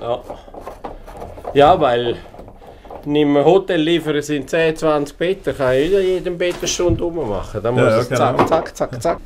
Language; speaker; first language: German; native; German